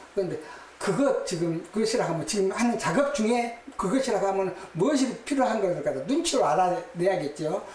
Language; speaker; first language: Korean; native; Korean